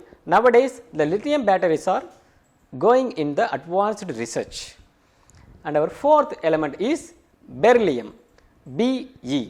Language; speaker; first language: English; non-native, local second language; Tamil